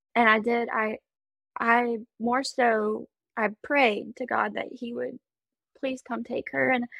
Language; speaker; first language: English; native; English